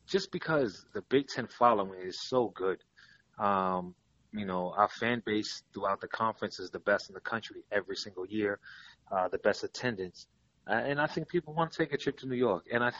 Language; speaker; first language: English; native; English